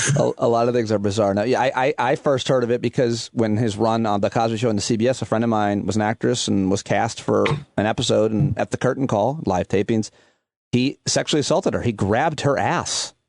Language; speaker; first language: English; native; English